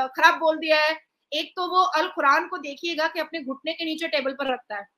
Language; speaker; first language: Hindi; native; Hindi